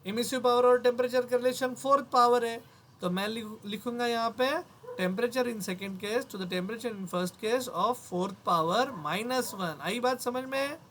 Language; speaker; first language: Hindi; non-native, local second language; Marathi